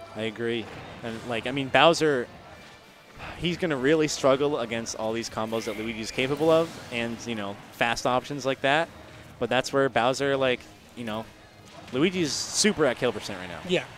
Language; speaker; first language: English; native; English